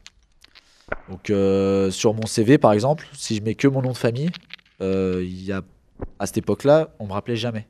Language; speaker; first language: French; early bilingual, other home language; Kabyle